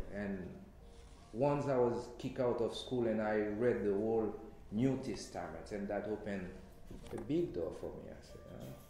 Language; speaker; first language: English; non-native, fluent; Haitian Creole